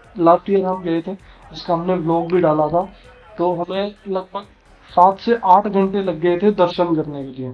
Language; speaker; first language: Hindi; native; Hindi